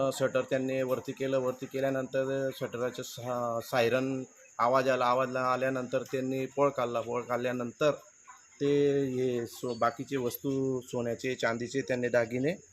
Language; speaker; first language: Marathi; native; Marathi